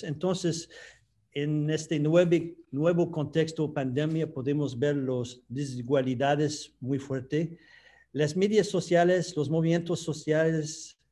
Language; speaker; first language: Spanish; non-native, fluent; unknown